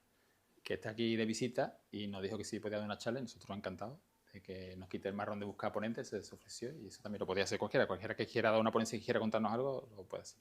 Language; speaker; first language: Spanish; native; Spanish